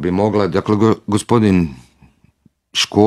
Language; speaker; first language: Croatian; native; Croatian